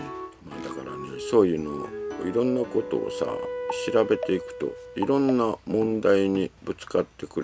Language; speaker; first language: Japanese; native; Japanese